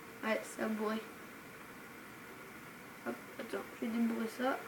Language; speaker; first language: French; native; French